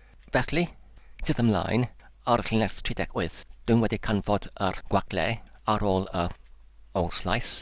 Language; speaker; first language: Welsh; non-native, learner; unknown